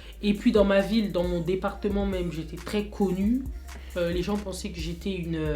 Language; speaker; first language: French; early bilingual, other home language; Lingala